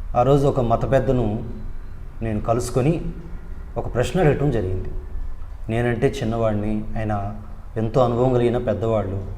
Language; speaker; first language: Telugu; non-native, local second language; Urdu